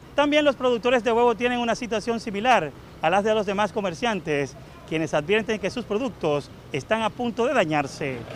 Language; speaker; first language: Spanish; native; Spanish